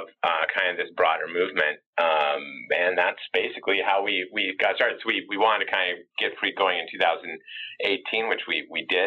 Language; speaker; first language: English; native; English